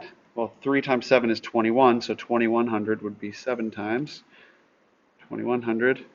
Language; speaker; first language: English; native; English